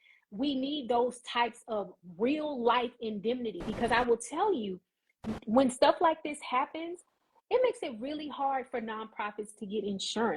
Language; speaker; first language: English; native; English